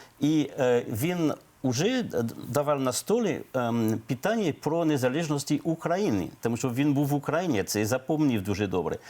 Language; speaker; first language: Ukrainian; non-native, learner; French